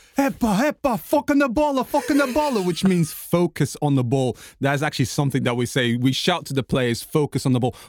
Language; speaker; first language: English; non-native, fluent; Portuguese